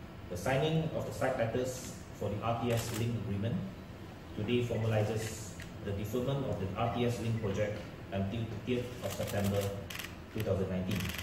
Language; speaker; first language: English; non-native, local second language; Chinese